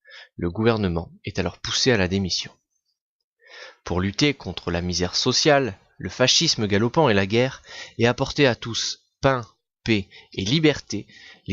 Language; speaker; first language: French; native; French